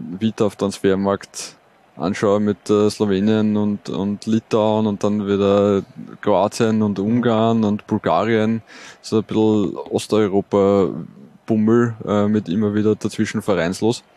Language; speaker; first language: German; native; German